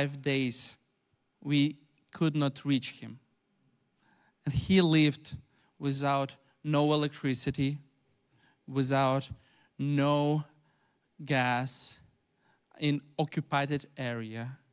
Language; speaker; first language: English; non-native, fluent; Ukrainian